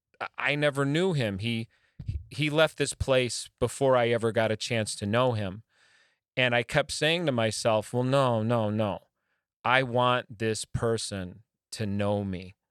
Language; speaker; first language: English; native; English